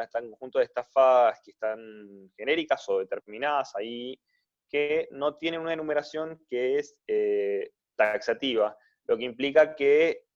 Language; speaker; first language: Spanish; native; Spanish